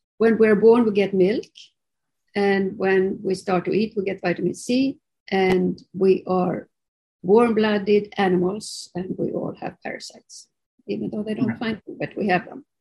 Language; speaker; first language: English; non-native, fluent; Swedish